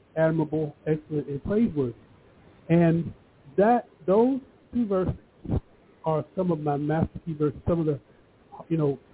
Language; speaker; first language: English; early bilingual, other home language; Yoruba